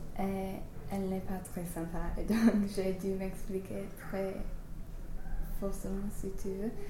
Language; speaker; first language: French; non-native, learner; English